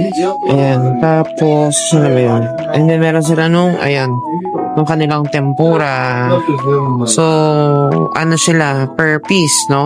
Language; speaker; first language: Filipino; native; Filipino